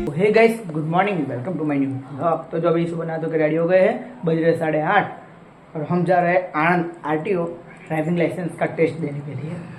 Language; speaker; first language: Hindi; non-native, local second language; Gujarati